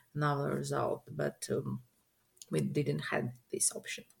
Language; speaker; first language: English; non-native, learner; Latvian